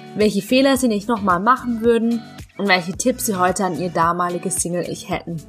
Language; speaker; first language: German; native; German